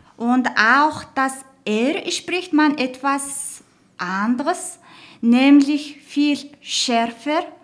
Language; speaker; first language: German; non-native, learner; Mongolian